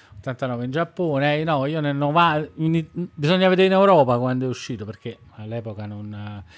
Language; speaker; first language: Italian; native; Italian